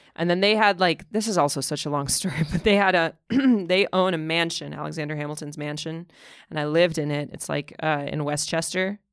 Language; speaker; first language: English; early bilingual, other home language; Russian